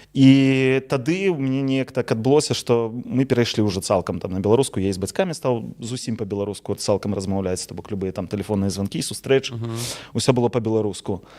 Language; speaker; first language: Belarusian; non-native, local second language; Russian